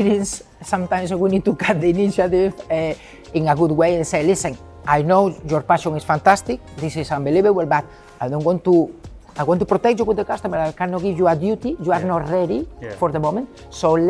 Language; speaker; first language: English; non-native, fluent; Spanish